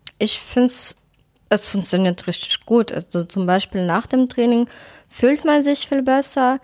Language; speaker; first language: German; non-native, fluent; Russian